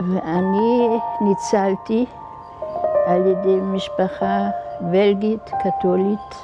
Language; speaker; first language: Hebrew; non-native, fluent; German